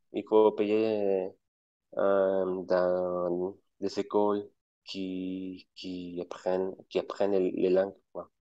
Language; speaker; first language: French; non-native, fluent; Spanish